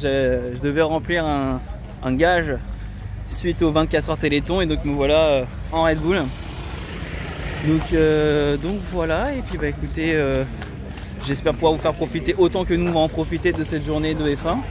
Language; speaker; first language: French; native; French